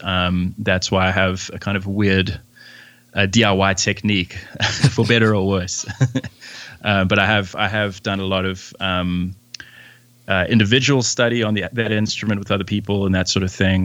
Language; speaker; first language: English; native; English